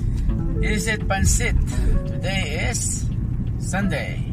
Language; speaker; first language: English; non-native, local second language; Filipino